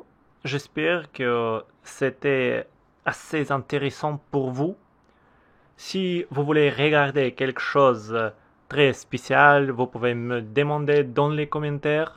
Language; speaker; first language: French; non-native, learner; Russian